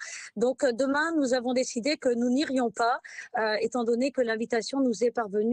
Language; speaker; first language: French; native; French